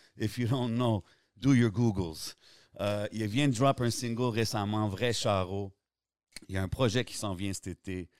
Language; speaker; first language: French; native; French